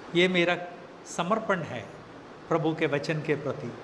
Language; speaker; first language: Hindi; native; Hindi